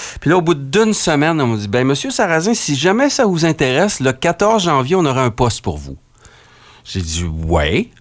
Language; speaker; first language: French; native; French